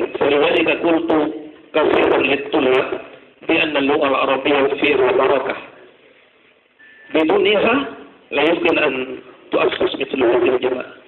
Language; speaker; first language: Arabic; non-native, fluent; Madurese